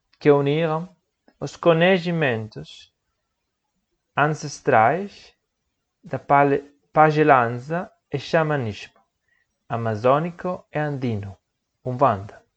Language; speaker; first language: Portuguese; non-native, learner; Spanish